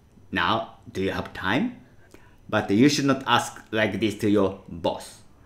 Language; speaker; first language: English; non-native, fluent; Japanese